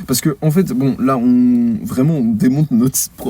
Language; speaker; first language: French; native; French